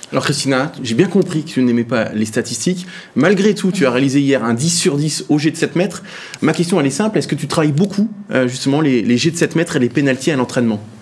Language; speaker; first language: French; native; French